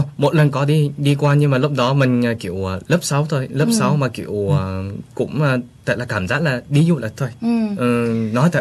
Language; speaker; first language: Vietnamese; early bilingual, heritage; Vietnamese